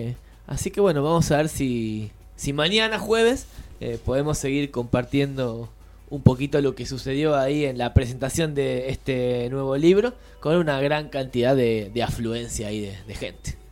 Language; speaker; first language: Spanish; native; Spanish